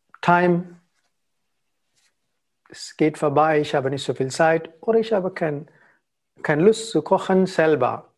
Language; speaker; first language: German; non-native, learner; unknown